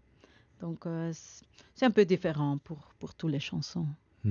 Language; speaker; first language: French; non-native, learner; Dutch